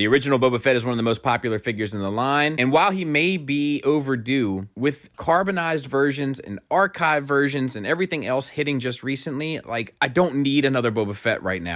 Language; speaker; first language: English; native; English